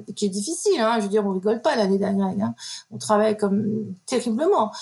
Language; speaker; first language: French; native; French